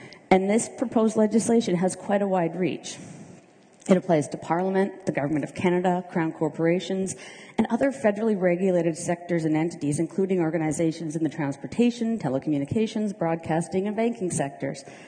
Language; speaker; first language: English; native; English